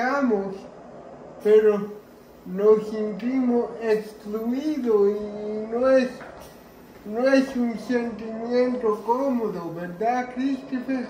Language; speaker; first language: Spanish; early bilingual, heritage; Spanish